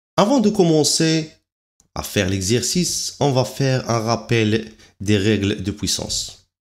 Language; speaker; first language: French; non-native, local second language; Arabic